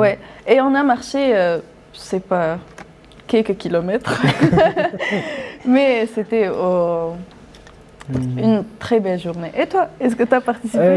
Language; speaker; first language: French; non-native, local second language; Arabic